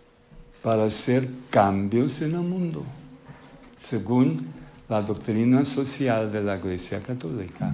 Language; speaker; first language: Spanish; non-native, fluent; English